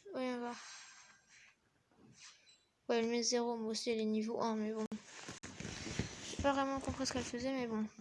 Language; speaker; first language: French; native; French